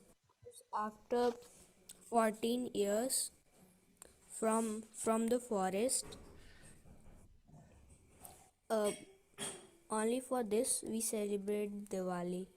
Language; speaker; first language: English; non-native, learner; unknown